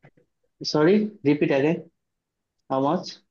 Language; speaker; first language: English; non-native, learner; Bangla